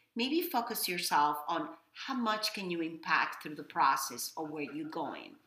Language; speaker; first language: English; non-native, fluent; Spanish